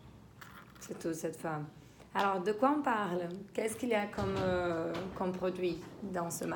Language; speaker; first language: French; non-native, fluent; Portuguese